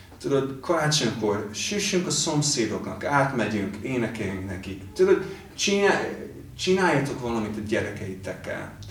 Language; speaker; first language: Hungarian; non-native, fluent; English